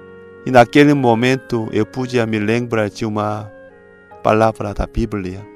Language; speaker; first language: Portuguese; non-native, fluent; Korean